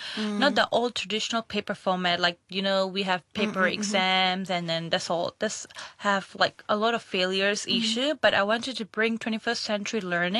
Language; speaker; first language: English; non-native, local second language; Urdu